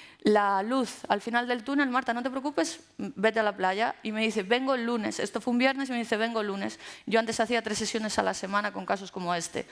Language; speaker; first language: Spanish; native; Spanish